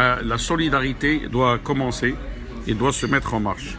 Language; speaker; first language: French; non-native, local second language; Arabic